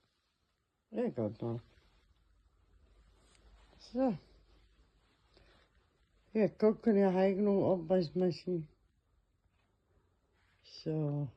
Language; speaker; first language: Danish; non-native, learner; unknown